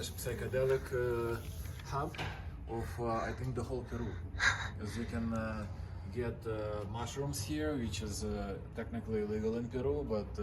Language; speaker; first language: English; non-native, fluent; Russian